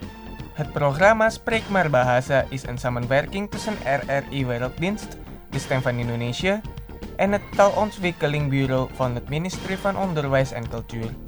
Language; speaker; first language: Dutch; non-native, fluent; Indonesian